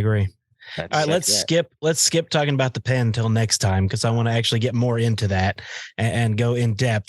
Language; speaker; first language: English; native; English